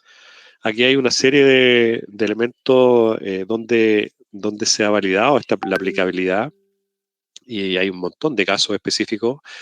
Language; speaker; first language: Spanish; native; Spanish